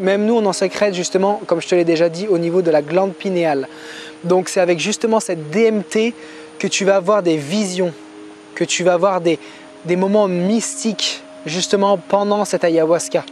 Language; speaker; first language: French; native; French